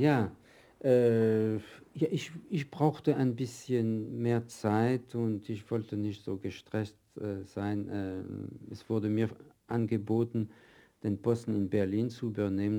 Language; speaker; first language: German; non-native, fluent; French